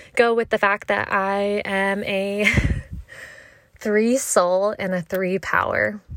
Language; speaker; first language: English; native; English